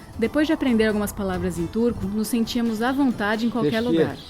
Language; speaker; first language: Portuguese; native; Portuguese